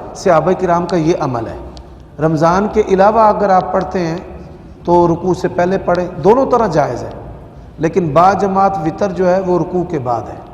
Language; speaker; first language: Urdu; non-native, local second language; Punjabi